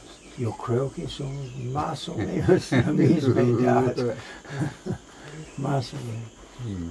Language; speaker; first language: Spanish; non-native, learner; English